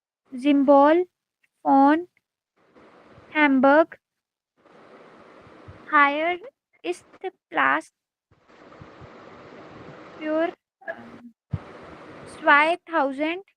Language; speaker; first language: German; non-native, learner; Hindi